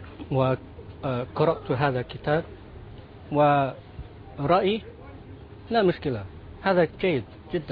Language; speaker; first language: Arabic; non-native, learner; Filipino